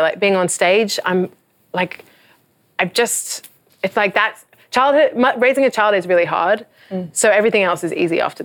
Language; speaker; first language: English; native; English